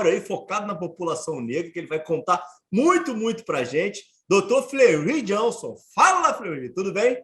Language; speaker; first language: Portuguese; native; Portuguese